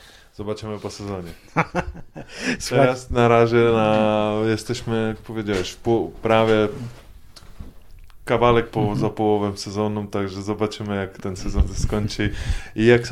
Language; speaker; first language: Polish; non-native, fluent; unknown